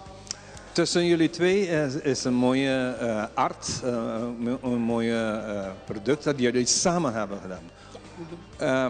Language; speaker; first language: Dutch; non-native, local second language; Papiamento